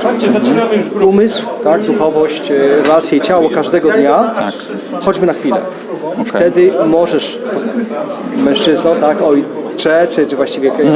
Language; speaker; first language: Polish; native; Polish